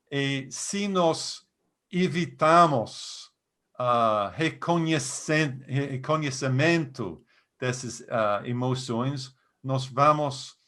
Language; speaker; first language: Portuguese; non-native, fluent; English